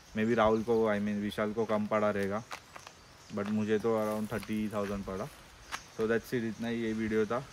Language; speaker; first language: Hindi; non-native, local second language; Marathi